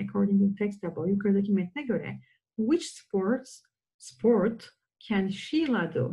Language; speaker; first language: English; non-native, fluent; Turkish